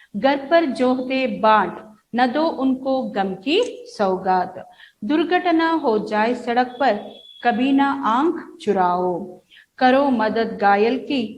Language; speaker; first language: Hindi; non-native, local second language; Kannada